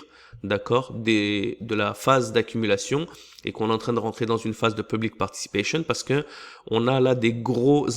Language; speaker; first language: French; native; French